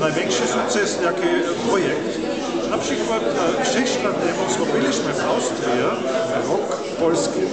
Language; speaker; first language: Polish; non-native, learner; German